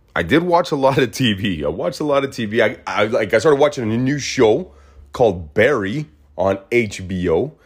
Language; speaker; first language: English; native; English